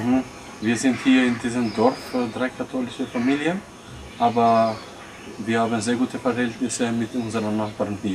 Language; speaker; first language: German; non-native, fluent; Albanian